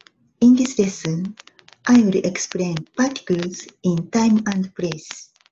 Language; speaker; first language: English; non-native, learner; Japanese